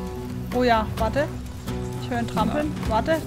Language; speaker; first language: German; native; German